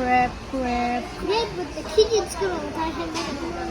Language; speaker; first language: Japanese; early bilingual, other home language; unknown